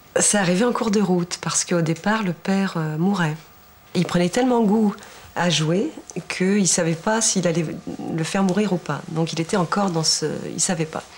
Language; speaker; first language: French; native; French